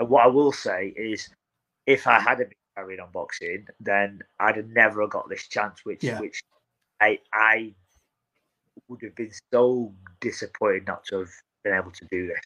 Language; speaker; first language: English; native; English